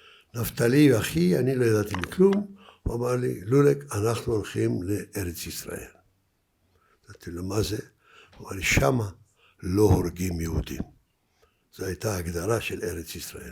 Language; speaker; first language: Hebrew; early bilingual, other home language; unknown